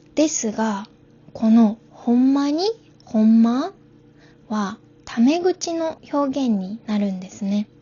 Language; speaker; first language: Japanese; native; Japanese